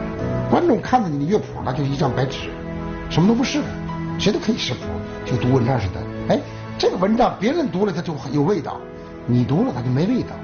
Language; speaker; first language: Chinese; native; Chinese